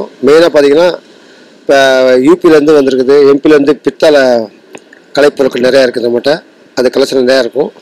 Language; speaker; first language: Tamil; non-native, fluent; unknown